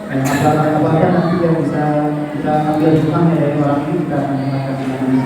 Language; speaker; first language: Indonesian; native; Indonesian